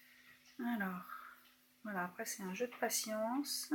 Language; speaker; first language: French; native; French